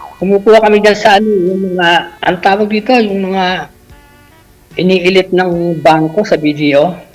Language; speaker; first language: Filipino; native; Filipino